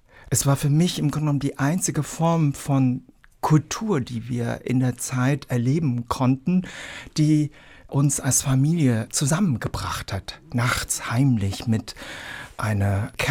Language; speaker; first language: German; early bilingual, other home language; Vietnamese